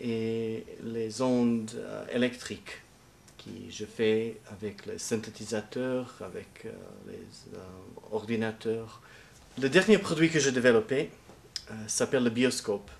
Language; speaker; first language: French; non-native, learner; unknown